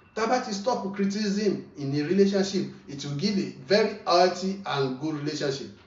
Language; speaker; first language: English; non-native, local second language; Yoruba